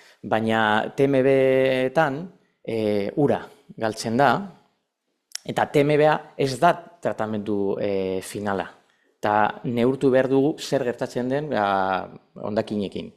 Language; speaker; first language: Basque; non-native, local second language; Spanish